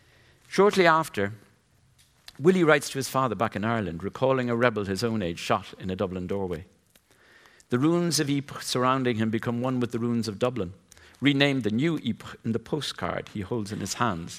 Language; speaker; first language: English; native; English